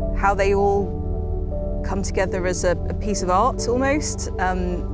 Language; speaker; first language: English; native; English